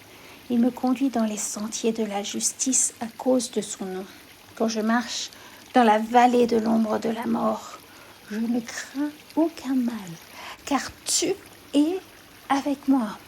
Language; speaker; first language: French; native; French